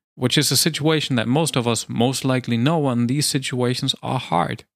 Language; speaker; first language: English; non-native, fluent; German